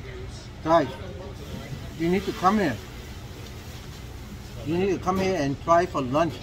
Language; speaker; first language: English; non-native, fluent; Vietnamese